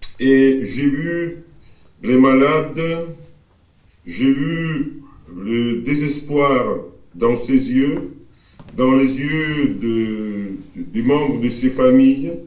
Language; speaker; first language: French; non-native, fluent; Russian